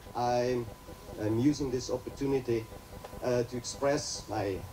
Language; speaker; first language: English; non-native, fluent; Czech